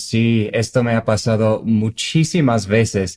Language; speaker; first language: Spanish; non-native, fluent; English